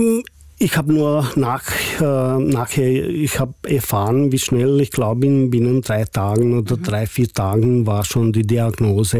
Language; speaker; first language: German; non-native, learner; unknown